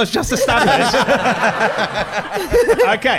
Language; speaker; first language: English; native; English